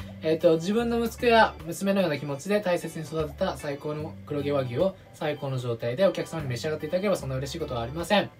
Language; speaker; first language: Japanese; native; Japanese